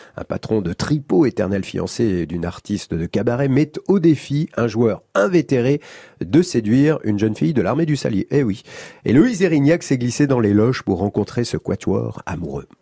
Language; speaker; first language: French; native; French